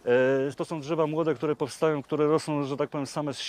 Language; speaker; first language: Polish; native; Polish